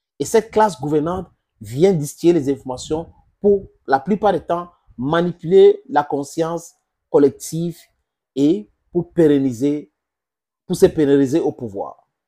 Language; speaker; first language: French; non-native, local second language; English